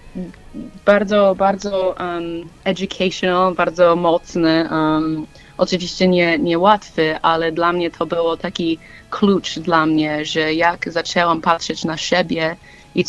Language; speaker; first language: Polish; non-native, learner; English